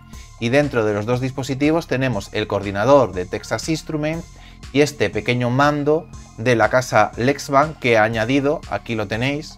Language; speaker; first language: Spanish; native; Spanish